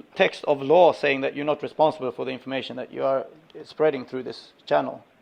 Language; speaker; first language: English; non-native, fluent; Swedish